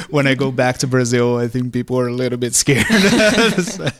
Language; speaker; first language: English; non-native, fluent; Portuguese